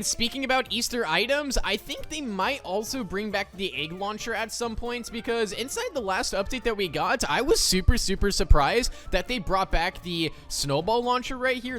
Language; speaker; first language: English; native; English